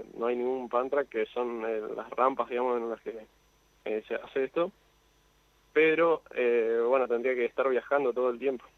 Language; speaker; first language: Spanish; native; Spanish